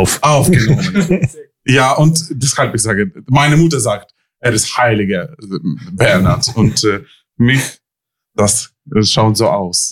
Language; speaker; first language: German; non-native, learner; Ukrainian